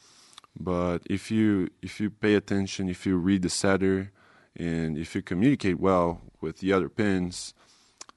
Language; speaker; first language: English; non-native, fluent; Portuguese